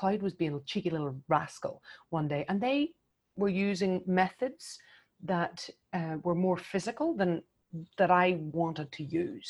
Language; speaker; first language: English; native; English